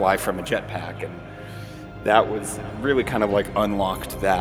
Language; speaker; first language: English; native; English